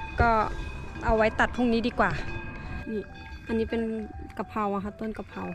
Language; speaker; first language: Thai; native; Thai